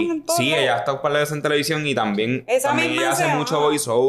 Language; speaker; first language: Spanish; native; Spanish